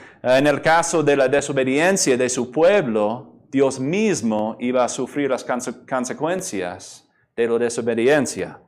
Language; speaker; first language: Spanish; non-native, fluent; English